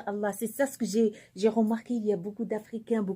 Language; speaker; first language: French; non-native, local second language; Arabic